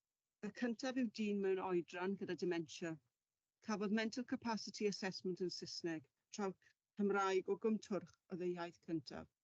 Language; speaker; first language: Welsh; native; Welsh